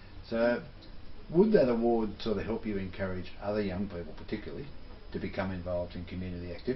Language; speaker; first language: English; native; English